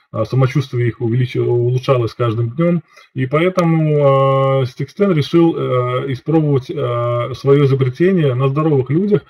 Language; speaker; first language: Russian; native; Russian